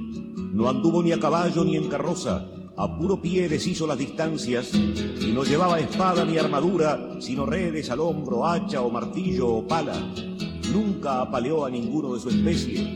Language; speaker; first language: Spanish; native; Spanish